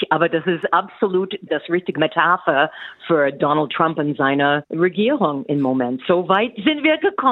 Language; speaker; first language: German; non-native, fluent; English